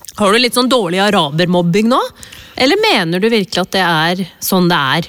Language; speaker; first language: Norwegian; early bilingual, other home language; Urdu